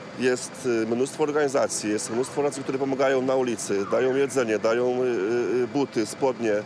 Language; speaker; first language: Polish; native; Polish